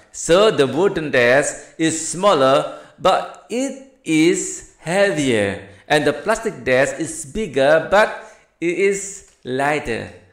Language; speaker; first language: English; non-native, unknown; Indonesian